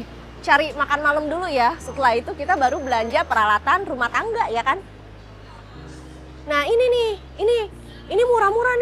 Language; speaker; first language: Indonesian; native; Indonesian